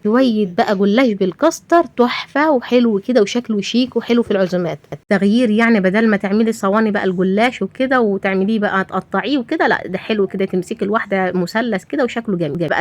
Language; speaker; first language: Arabic; native; Arabic